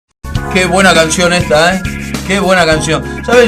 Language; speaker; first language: Spanish; native; Spanish